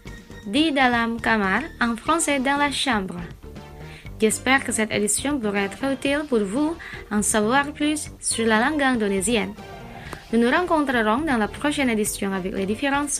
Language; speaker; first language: French; non-native, fluent; Indonesian